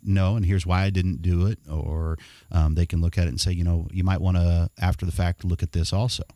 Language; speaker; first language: English; native; English